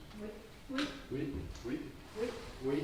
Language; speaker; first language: French; native; French